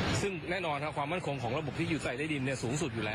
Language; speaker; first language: Thai; native; Thai